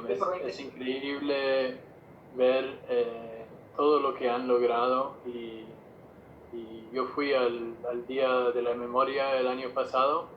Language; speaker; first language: Spanish; non-native, fluent; English